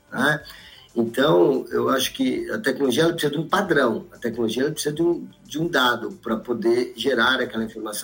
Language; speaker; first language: Portuguese; native; Portuguese